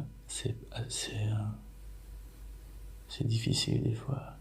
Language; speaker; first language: French; non-native, fluent; Polish